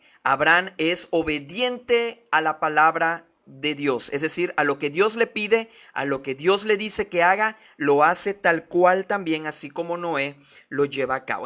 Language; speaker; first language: Spanish; native; Spanish